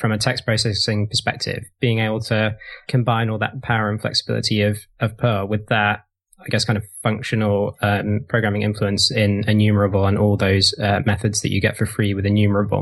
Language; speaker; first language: English; native; English